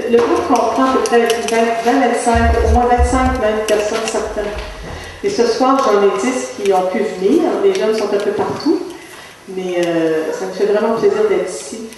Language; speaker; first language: French; native; French